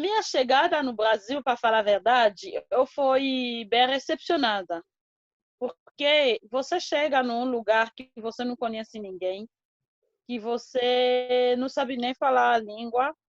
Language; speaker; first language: Portuguese; non-native, fluent; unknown